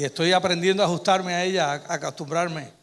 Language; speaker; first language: Spanish; native; Spanish